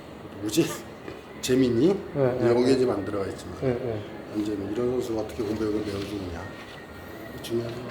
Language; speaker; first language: Korean; native; Korean